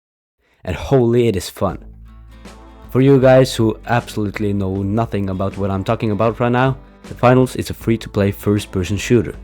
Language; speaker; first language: English; non-native, fluent; Norwegian